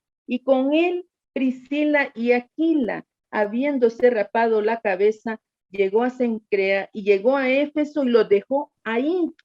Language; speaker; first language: Spanish; native; Spanish